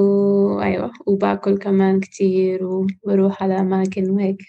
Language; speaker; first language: Arabic; non-native, fluent; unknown